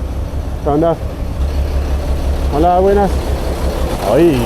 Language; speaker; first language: Spanish; non-native, learner; German